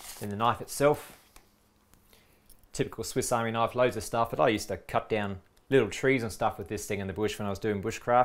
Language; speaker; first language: English; native; English